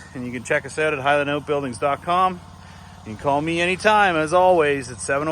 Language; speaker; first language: English; native; English